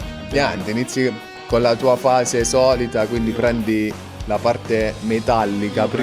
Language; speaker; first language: Italian; native; Italian